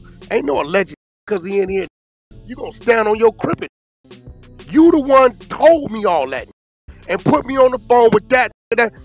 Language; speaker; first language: English; native; English